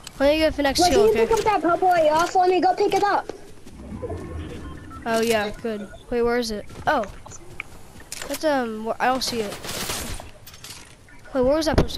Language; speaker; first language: English; native; English